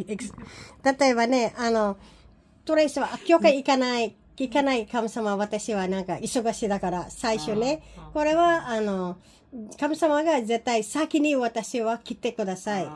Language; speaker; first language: Japanese; non-native, learner; Filipino